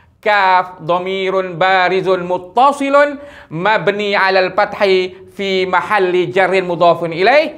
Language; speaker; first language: Arabic; non-native, fluent; Malay